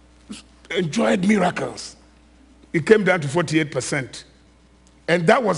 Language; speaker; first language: English; non-native, local second language; Akan